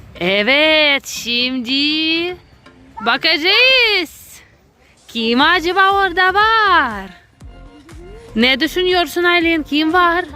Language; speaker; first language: Turkish; non-native, learner; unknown